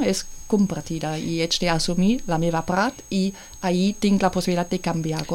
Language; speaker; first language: Catalan; non-native, fluent; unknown